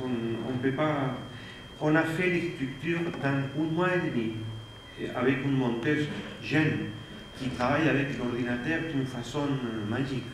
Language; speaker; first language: French; non-native, fluent; Spanish